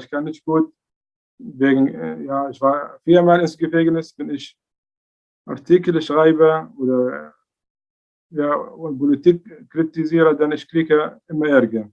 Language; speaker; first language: German; non-native, learner; Arabic